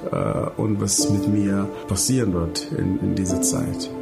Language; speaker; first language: German; non-native, fluent; Arabic